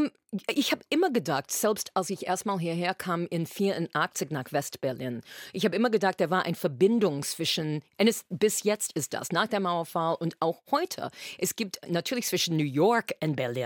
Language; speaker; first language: German; non-native, fluent; English